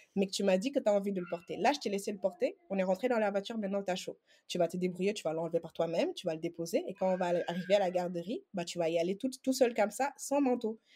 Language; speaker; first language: French; non-native, local second language; Wolof